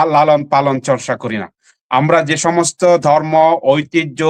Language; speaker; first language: Bangla; non-native, local second language; Chakma